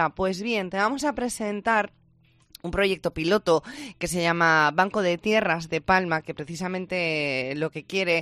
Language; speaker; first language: Spanish; native; Spanish